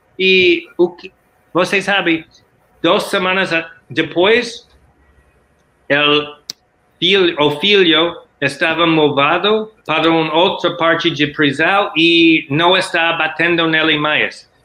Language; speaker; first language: Portuguese; non-native, learner; English